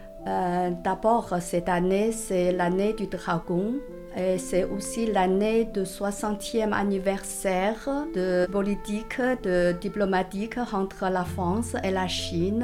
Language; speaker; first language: French; non-native, fluent; Chinese